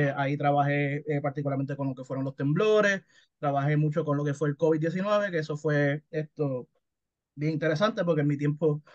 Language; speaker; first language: Spanish; native; Spanish